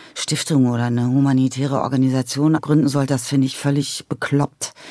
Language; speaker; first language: German; native; German